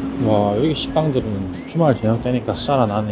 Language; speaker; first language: Korean; native; Korean